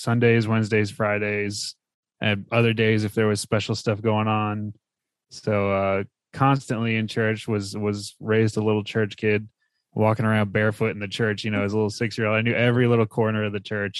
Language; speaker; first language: English; native; English